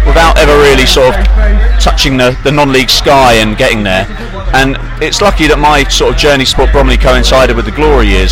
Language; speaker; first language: English; native; English